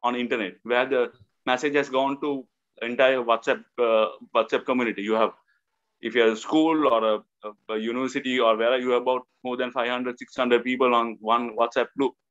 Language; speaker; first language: English; non-native, local second language; Sinhala